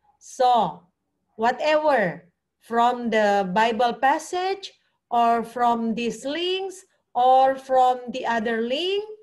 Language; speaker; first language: English; non-native, fluent; Indonesian